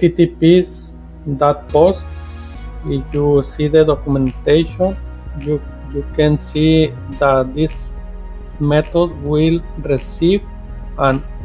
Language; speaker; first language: English; non-native, fluent; Spanish